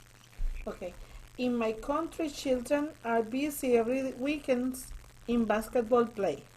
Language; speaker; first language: English; non-native, learner; Spanish